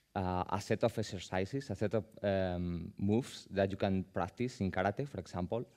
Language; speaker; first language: English; non-native, fluent; Spanish